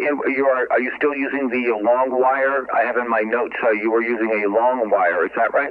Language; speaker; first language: English; native; English